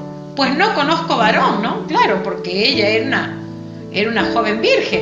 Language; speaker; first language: Spanish; native; Spanish